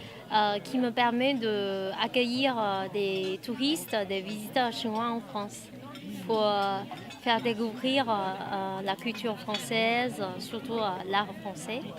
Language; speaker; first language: French; non-native, fluent; Chinese